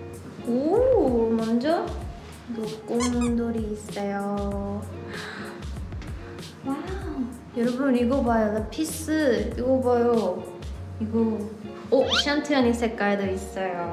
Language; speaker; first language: Korean; non-native, learner; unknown